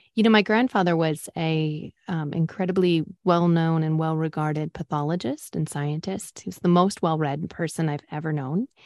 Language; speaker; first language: English; native; English